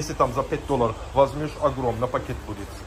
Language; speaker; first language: Russian; non-native, learner; Turkish